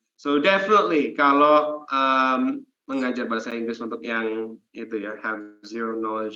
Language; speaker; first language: Indonesian; non-native, fluent; English